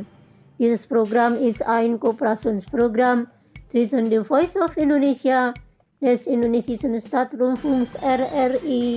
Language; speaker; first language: German; non-native, fluent; Indonesian